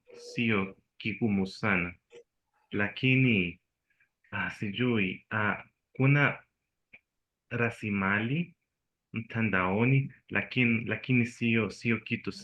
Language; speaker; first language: Swahili; non-native, learner; Spanish